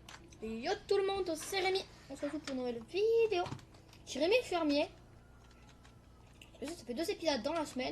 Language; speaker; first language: French; native; French